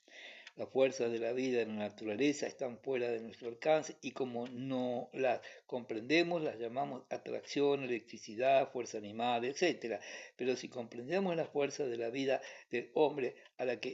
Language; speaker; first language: Spanish; native; Spanish